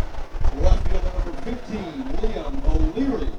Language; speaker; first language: English; native; English